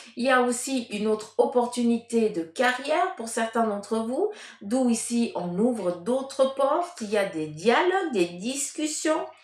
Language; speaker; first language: French; early bilingual, other home language; Portuguese